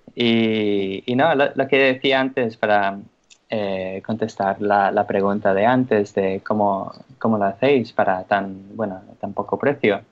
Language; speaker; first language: Spanish; non-native, fluent; English